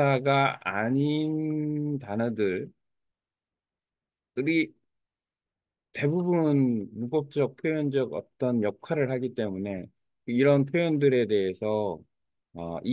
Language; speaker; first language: Korean; native; Korean